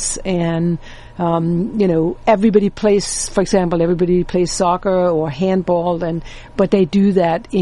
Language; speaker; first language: English; non-native, fluent; Danish